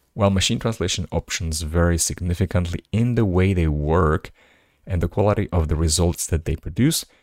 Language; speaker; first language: English; non-native, fluent; Slovak